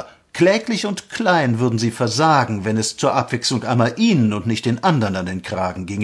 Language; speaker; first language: German; native; German